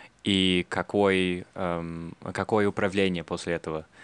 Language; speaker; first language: Russian; non-native, learner; English